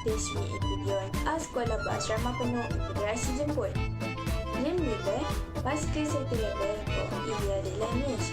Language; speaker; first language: French; non-native, learner; Malay